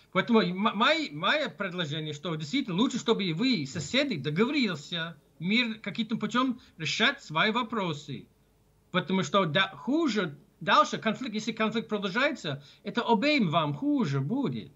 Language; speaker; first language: Russian; non-native, fluent; English